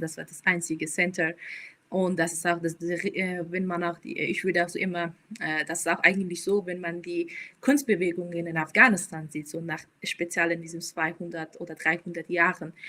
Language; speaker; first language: German; non-native, fluent; Persian